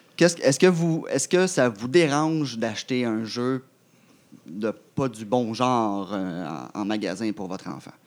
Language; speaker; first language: French; native; French